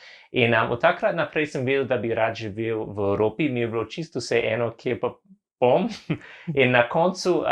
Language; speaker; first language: Slovenian; non-native, learner; English